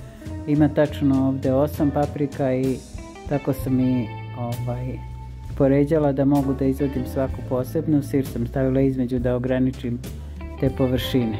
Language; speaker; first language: Serbian; native; Serbian